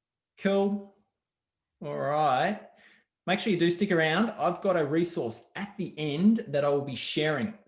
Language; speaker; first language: English; native; English